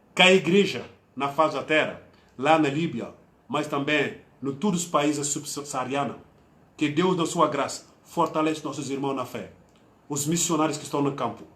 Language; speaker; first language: Portuguese; non-native, fluent; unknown